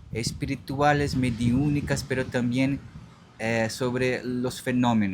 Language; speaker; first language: Spanish; non-native, learner; Portuguese